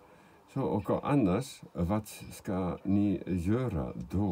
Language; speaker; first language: Swedish; non-native, fluent; German